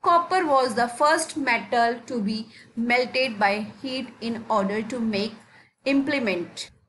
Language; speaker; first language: English; non-native, local second language; Hindi